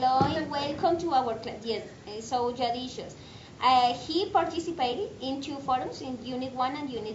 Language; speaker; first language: English; non-native, fluent; Spanish